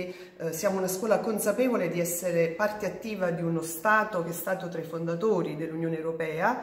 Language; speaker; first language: Italian; native; Italian